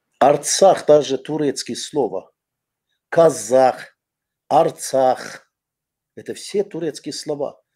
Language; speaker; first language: Russian; non-native, fluent; Azerbaijani